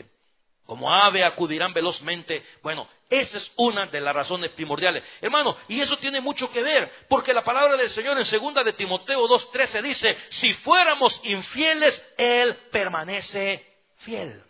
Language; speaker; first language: Spanish; native; Spanish